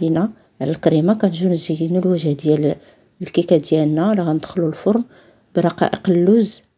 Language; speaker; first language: Arabic; native; Arabic